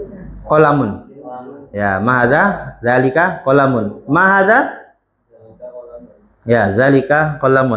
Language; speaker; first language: Arabic; non-native, fluent; Indonesian